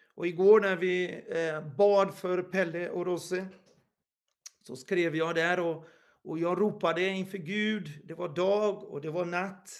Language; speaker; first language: Swedish; non-native, fluent; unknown